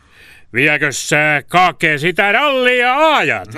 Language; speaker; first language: Finnish; native; Finnish